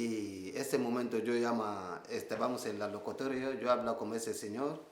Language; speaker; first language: Spanish; non-native, learner; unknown